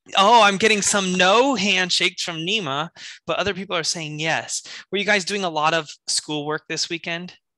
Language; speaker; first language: English; native; English